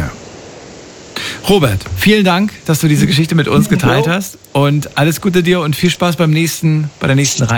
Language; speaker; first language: German; native; German